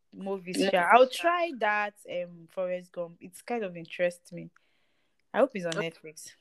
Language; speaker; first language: English; non-native, local second language; Yoruba